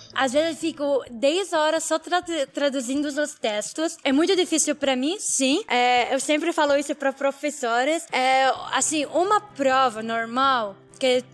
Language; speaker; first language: Portuguese; non-native, learner; Arabic